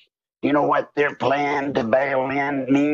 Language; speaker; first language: English; native; English